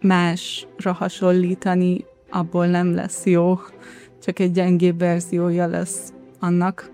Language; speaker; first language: Hungarian; early bilingual, heritage; Hungarian